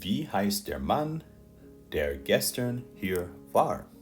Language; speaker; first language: German; non-native, fluent; English